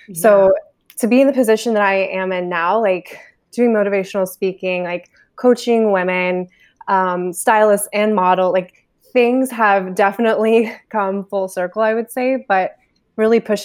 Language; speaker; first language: English; native; English